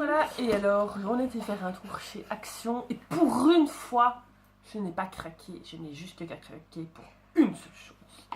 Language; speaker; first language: French; native; French